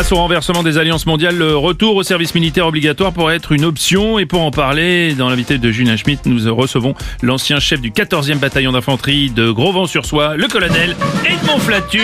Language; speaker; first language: French; native; French